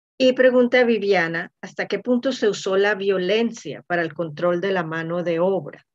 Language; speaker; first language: Spanish; native; Spanish